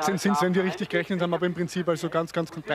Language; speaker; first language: German; native; German